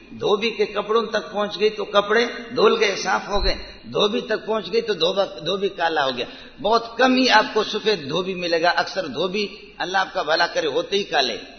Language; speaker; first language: Urdu; non-native, local second language; Brahui